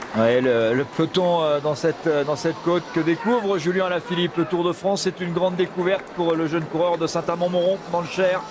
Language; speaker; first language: French; native; French